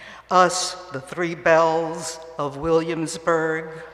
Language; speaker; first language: English; early bilingual, other home language; Spanish